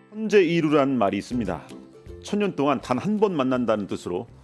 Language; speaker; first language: Korean; native; Korean